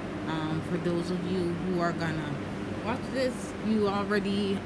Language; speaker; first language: English; native; English